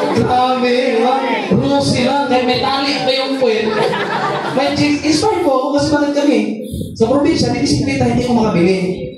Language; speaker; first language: Filipino; non-native, local second language; Masbatenyo